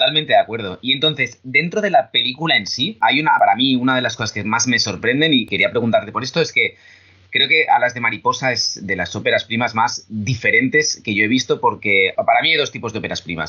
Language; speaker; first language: Spanish; native; Spanish